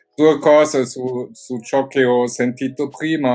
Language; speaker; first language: Italian; non-native, fluent; German